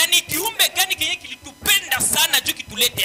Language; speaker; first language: Swahili; native; Swahili